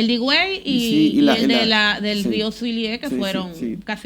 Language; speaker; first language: Spanish; native; Spanish